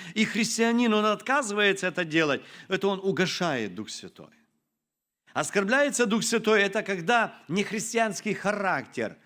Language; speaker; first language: Russian; non-native, local second language; Ukrainian